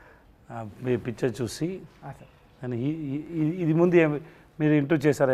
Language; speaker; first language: Telugu; non-native, learner; Tamil